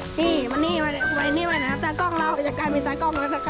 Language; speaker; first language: Thai; native; Thai